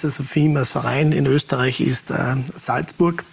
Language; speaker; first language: German; native; German